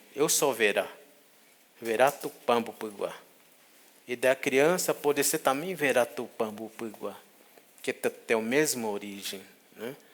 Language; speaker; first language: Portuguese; non-native, local second language; Guarani